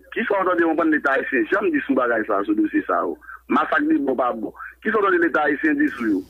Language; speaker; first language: Haitian Creole; native; Haitian Creole